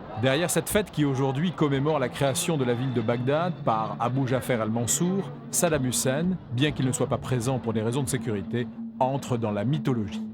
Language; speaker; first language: French; native; French